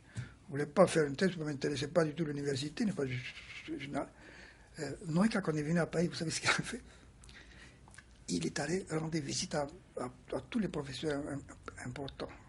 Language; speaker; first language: French; non-native, fluent; Romanian